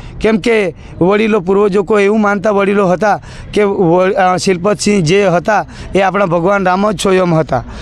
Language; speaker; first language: Gujarati; non-native, local second language; Kukna